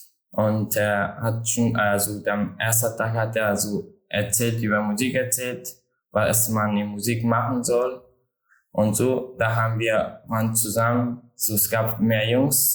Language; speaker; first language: German; non-native, learner; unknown